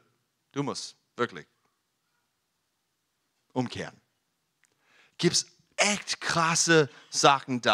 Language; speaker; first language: German; non-native, learner; English